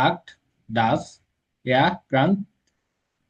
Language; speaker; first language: German; non-native, learner; Bangla